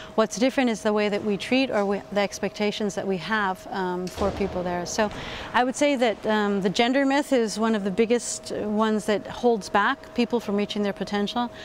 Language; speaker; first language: English; native; English